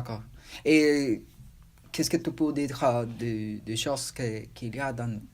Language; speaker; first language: French; non-native, learner; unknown